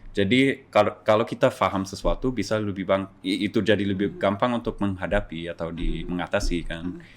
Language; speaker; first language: Indonesian; non-native, fluent; English